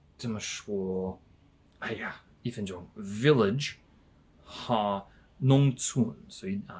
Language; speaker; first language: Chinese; non-native, learner; English